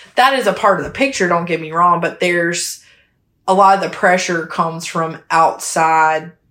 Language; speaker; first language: English; native; English